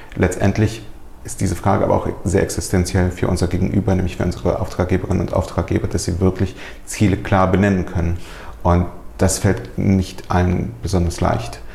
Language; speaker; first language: German; early bilingual, other home language; Russian